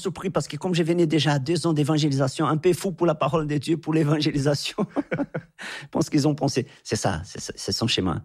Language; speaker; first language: French; non-native, fluent; Portuguese